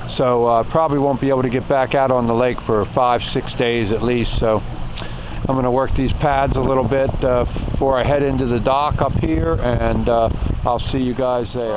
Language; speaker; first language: English; native; English